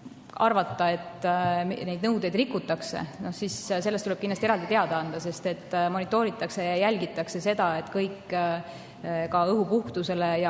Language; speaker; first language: Estonian; native; Estonian